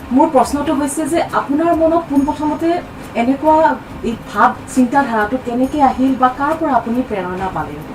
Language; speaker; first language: Assamese; native; Assamese